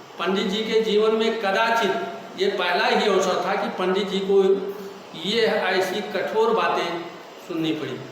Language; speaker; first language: Hindi; native; Hindi